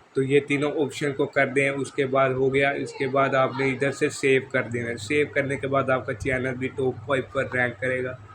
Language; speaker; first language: Urdu; non-native, local second language; Punjabi